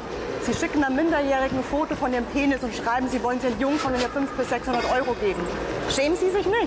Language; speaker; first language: German; native; German